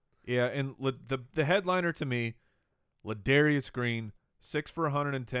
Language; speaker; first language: English; native; English